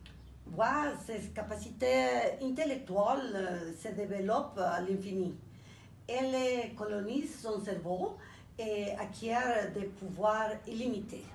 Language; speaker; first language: French; non-native, learner; Spanish